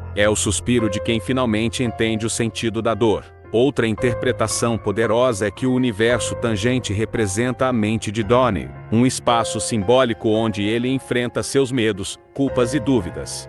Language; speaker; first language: Portuguese; native; Portuguese